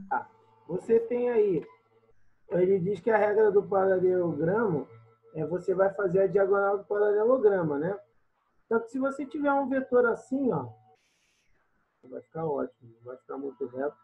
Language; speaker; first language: Portuguese; native; Portuguese